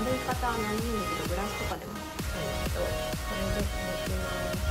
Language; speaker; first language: Japanese; native; Japanese